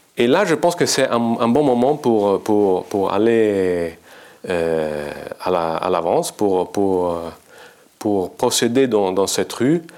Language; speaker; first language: French; non-native, fluent; Italian